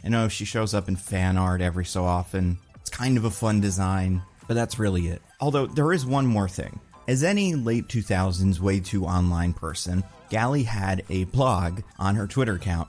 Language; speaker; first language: English; native; English